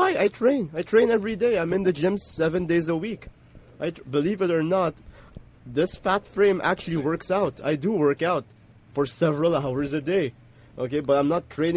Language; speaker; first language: English; native; English